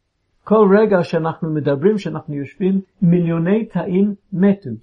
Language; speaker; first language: Hebrew; non-native, fluent; English